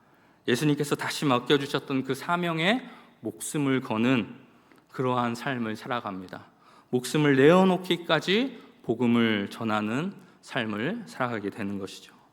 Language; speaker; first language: Korean; native; Korean